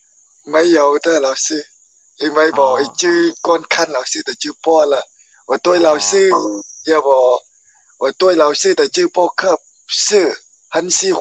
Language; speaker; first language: Chinese; non-native, learner; Khmer